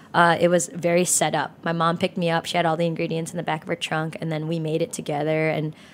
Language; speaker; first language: English; native; English